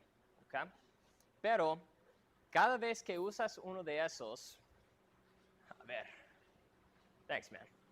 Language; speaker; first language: Spanish; non-native, fluent; English